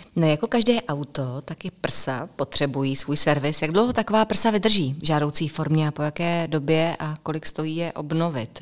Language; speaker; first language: Czech; native; Czech